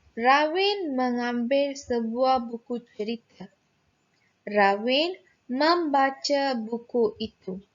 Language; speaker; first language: Malay; non-native, local second language; Tamil